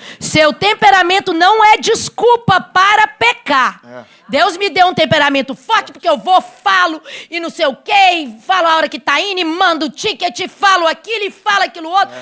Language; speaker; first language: Portuguese; native; Portuguese